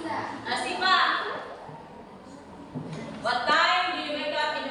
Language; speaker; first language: English; non-native, learner; Indonesian